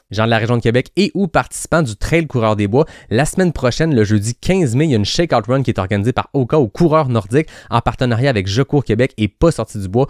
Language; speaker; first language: French; native; French